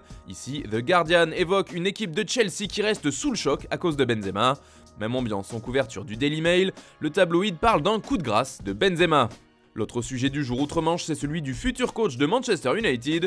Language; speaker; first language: French; native; French